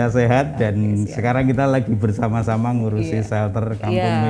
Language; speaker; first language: Indonesian; native; Indonesian